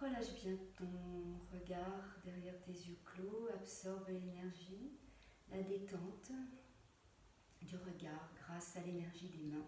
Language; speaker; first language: French; native; French